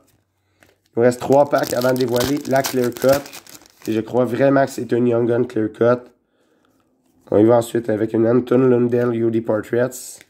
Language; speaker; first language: French; native; French